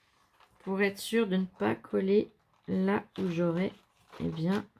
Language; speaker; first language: French; native; French